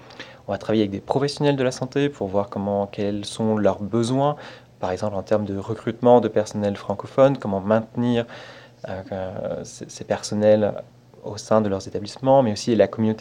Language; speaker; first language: French; native; French